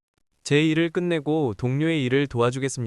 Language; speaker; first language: Korean; non-native, learner; Nepali